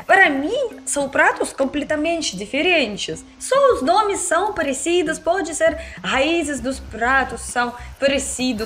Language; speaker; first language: Portuguese; non-native, learner; Russian